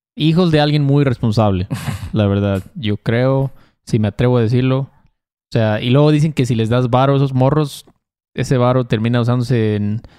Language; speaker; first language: Spanish; native; Spanish